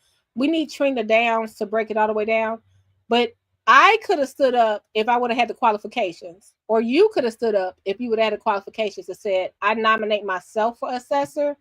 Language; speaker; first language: English; native; English